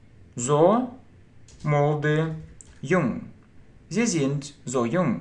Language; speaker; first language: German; non-native, fluent; Russian